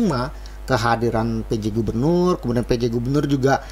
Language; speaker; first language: Indonesian; native; Indonesian